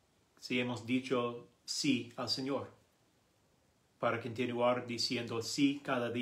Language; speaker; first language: Spanish; non-native, learner; English